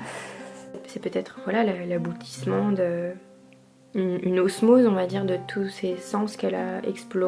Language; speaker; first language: French; native; French